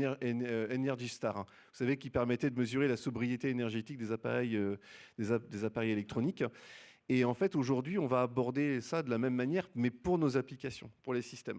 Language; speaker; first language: French; native; French